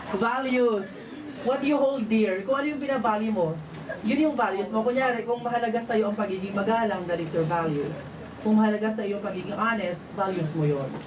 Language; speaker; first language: Filipino; non-native, local second language; Waray